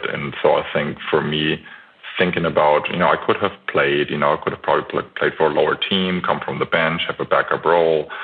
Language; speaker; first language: English; non-native, fluent; German